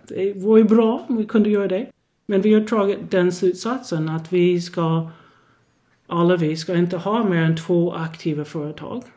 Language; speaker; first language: Swedish; non-native, fluent; English